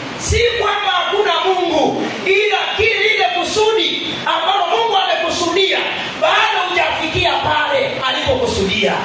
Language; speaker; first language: Swahili; non-native, local second language; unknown